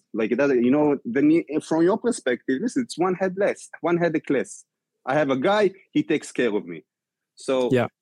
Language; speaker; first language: English; non-native, fluent; Hebrew